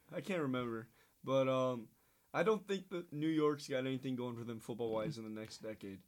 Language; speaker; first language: English; native; English